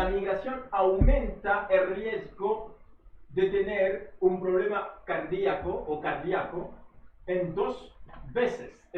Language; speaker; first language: Spanish; non-native, fluent; Haitian Creole